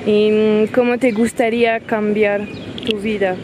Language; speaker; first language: Spanish; non-native, learner; French